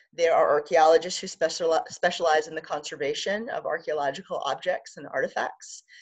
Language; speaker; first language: English; native; English